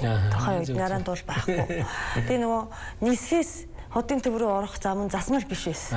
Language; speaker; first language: Mongolian; non-native, fluent; Japanese